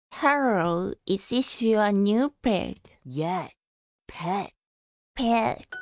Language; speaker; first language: English; non-native, learner; Japanese